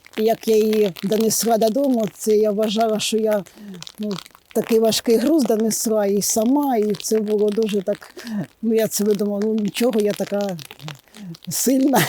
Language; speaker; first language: Ukrainian; non-native, local second language; Russian